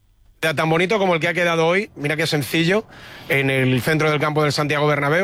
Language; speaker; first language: Spanish; native; Spanish